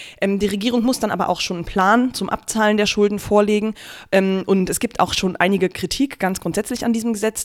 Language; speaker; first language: German; native; German